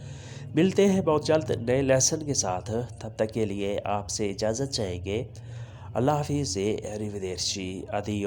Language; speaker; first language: Hindi; non-native, local second language; Punjabi